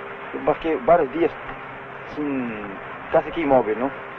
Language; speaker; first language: Spanish; non-native, learner; Portuguese